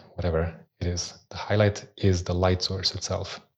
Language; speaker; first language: English; early bilingual, other home language; Swiss German